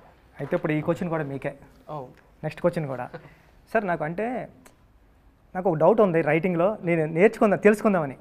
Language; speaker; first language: Telugu; native; Telugu